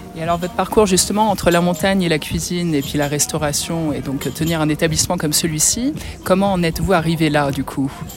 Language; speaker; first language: French; native; French